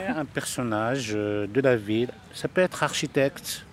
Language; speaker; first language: French; non-native, local second language; Arabic